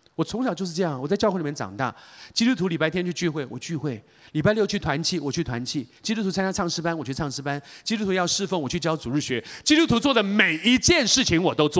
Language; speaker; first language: Chinese; native; Chinese